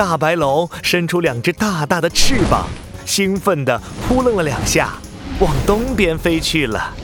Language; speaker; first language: Chinese; native; Chinese